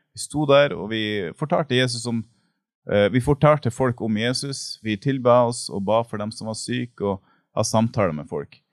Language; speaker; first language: Norwegian; native; Norwegian